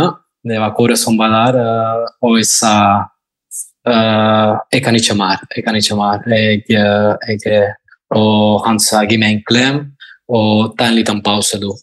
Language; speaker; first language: Norwegian; non-native, fluent; Spanish